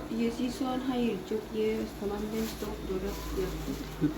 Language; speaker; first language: Turkish; non-native, learner; Lao